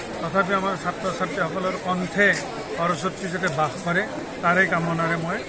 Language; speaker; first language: Assamese; native; Assamese